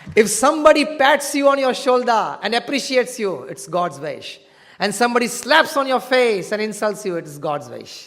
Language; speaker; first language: English; non-native, local second language; Gujarati